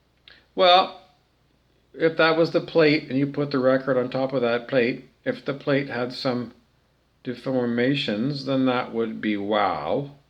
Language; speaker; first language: English; native; English